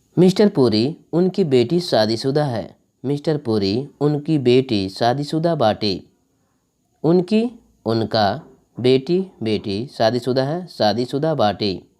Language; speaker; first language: Hindi; native; Hindi